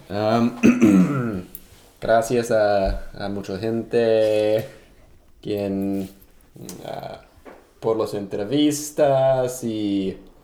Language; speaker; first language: Spanish; non-native, learner; English